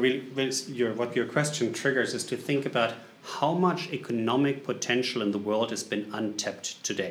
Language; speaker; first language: English; non-native, fluent; German